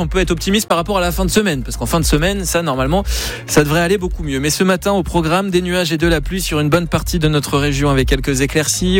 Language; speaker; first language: French; native; French